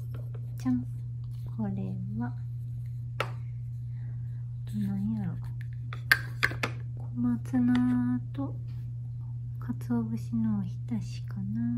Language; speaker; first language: Japanese; native; Japanese